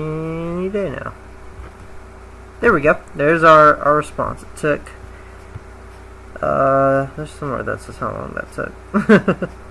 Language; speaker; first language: English; native; English